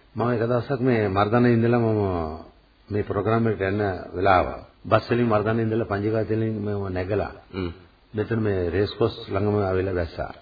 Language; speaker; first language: Sinhala; non-native, fluent; Urdu